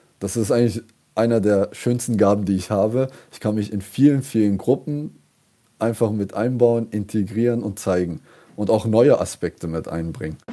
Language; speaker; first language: German; early bilingual, other home language; Kurdish